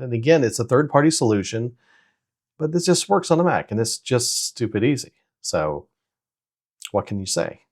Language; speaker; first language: English; native; English